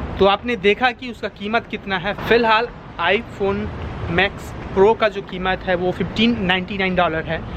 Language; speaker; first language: Hindi; native; Hindi